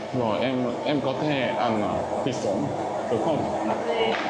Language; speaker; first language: Vietnamese; non-native, fluent; Korean